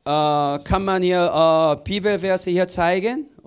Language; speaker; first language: German; non-native, learner; Korean